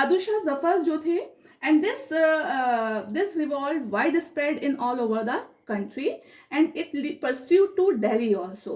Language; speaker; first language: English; non-native, local second language; Hindi